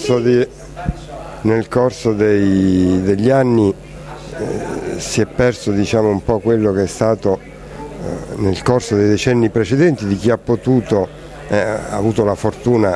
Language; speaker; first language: Italian; native; Italian